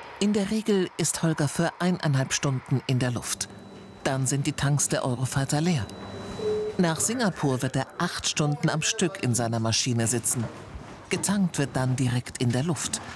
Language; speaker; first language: German; native; German